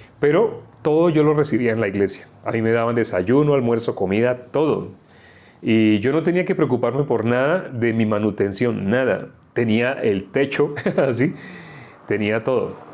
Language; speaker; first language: Spanish; native; Spanish